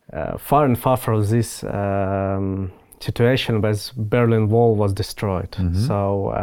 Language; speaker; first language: English; non-native, fluent; Ukrainian